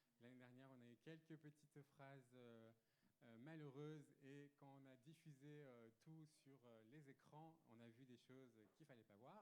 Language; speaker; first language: French; native; French